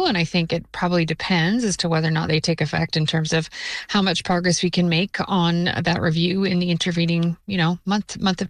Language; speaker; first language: English; native; English